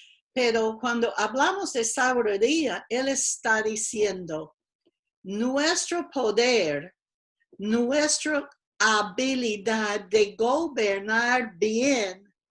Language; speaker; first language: Spanish; non-native, fluent; English